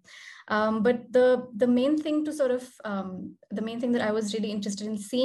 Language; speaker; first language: English; non-native, local second language; Hindi